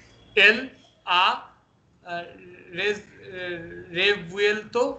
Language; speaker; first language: Spanish; non-native, learner; Hindi